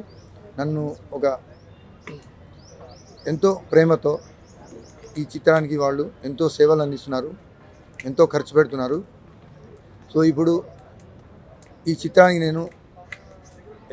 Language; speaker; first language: Telugu; native; Telugu